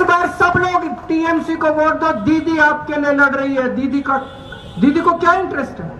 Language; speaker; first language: Hindi; native; Hindi